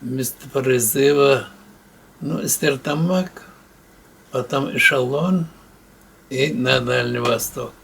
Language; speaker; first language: Russian; non-native, local second language; Bashkir